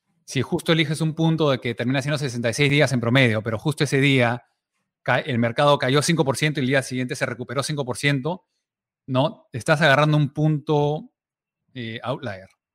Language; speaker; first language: Spanish; early bilingual, heritage; Spanish